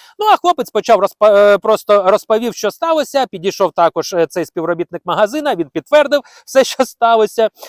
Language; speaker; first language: Ukrainian; non-native, local second language; Russian